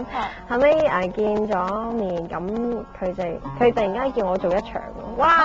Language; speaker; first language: Cantonese; early bilingual, heritage; Cantonese